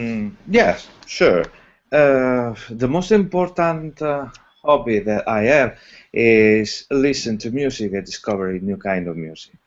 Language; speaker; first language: English; non-native, learner; Italian